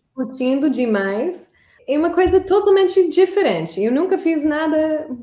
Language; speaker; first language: Portuguese; non-native, fluent; English